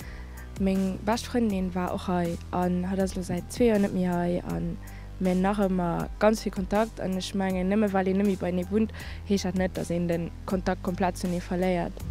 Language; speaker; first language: German; non-native, local second language; Luxembourgish